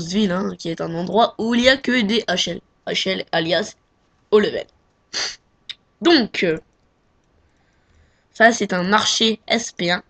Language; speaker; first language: French; native; French